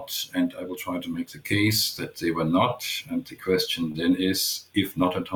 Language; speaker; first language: English; non-native, fluent; German